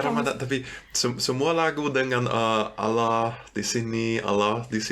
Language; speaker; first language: Indonesian; non-native, fluent; German